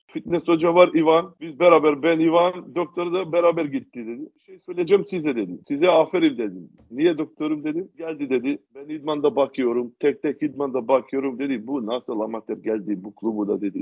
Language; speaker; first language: Turkish; non-native, learner; Macedonian